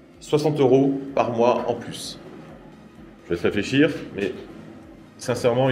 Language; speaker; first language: French; native; French